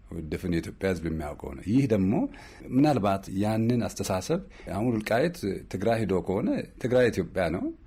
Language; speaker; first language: Amharic; native; Amharic